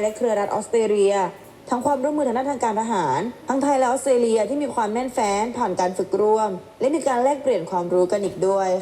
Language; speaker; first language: Thai; native; Thai